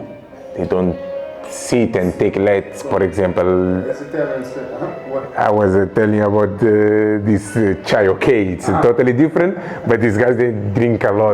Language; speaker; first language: English; non-native, local second language; Kabuverdianu